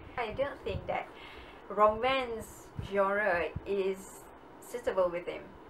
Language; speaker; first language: English; non-native, local second language; Malay